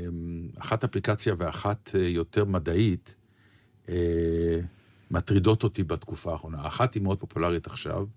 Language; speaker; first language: Hebrew; native; Hebrew